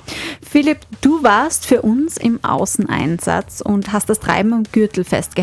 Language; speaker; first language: German; native; German